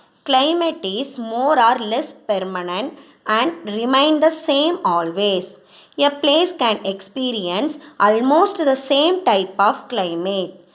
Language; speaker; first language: English; non-native, local second language; Tamil